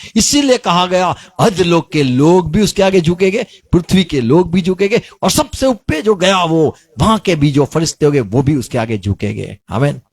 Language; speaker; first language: Hindi; non-native, local second language; Gujarati